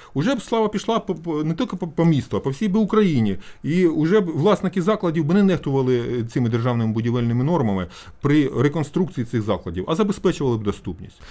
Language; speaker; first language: Ukrainian; native; Ukrainian